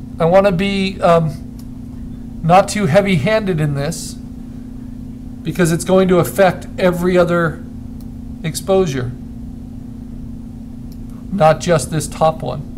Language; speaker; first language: English; native; English